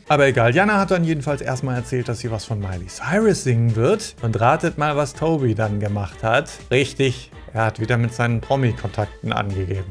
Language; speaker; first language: German; native; German